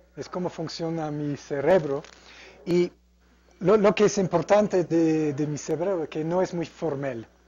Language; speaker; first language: Spanish; non-native, fluent; English